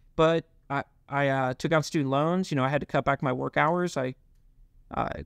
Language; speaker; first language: English; native; English